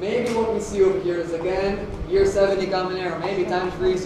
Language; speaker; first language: English; native; English